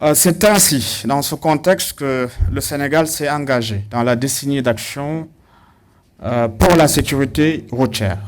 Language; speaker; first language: French; non-native, local second language; Wolof